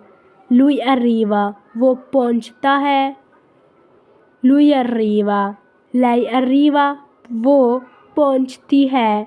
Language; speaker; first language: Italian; non-native, fluent; Urdu